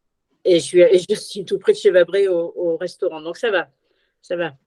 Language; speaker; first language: French; native; French